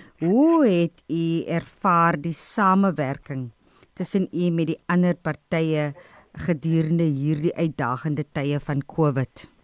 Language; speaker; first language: Afrikaans; native; Afrikaans